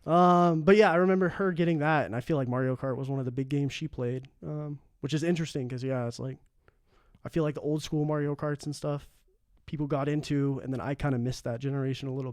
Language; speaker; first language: English; native; English